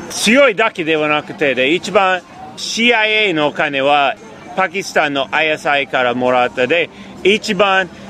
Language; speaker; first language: Japanese; non-native, fluent; Persian